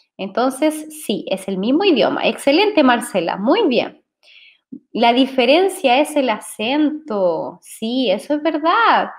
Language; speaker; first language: Spanish; non-native, fluent; Portuguese